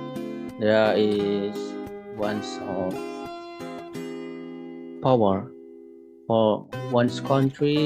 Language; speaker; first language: English; non-native, learner; Indonesian